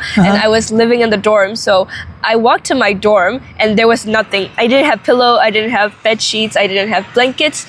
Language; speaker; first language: English; non-native, fluent; Burmese